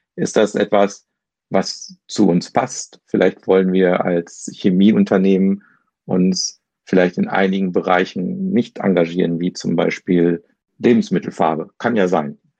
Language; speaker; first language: German; native; German